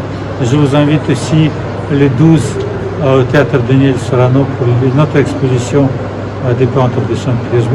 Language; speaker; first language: French; non-native, fluent; Russian